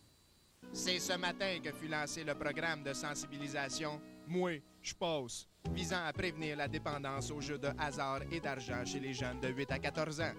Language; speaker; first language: French; native; French